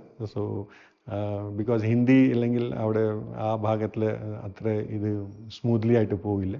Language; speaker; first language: Malayalam; non-native, fluent; Hindi